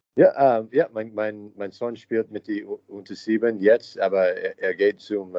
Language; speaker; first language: German; non-native, learner; English